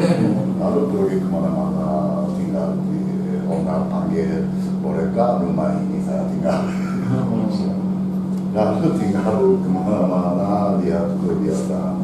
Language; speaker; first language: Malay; non-native, learner; Japanese